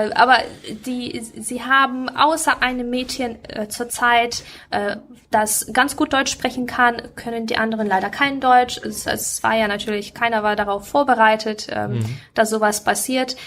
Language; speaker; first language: German; non-native, fluent; Ukrainian